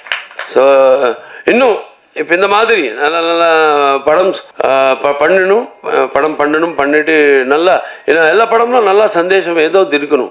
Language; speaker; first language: Tamil; non-native, local second language; Telugu